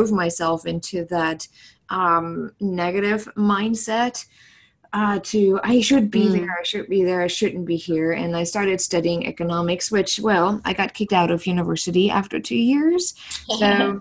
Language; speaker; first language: English; non-native, fluent; German